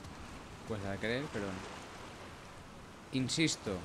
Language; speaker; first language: Spanish; native; Spanish